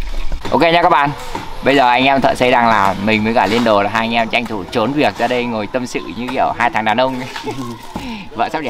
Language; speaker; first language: Vietnamese; native; Vietnamese